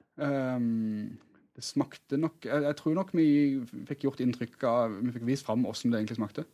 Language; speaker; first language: Norwegian; native; Norwegian